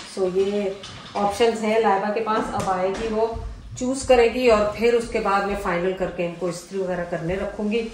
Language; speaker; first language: Urdu; native; Urdu